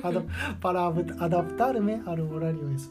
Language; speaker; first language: Spanish; non-native, learner; Japanese